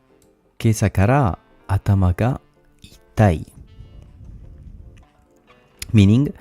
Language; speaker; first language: Japanese; non-native, learner; English